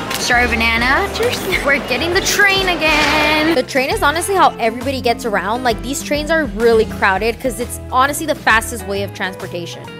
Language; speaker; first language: English; native; English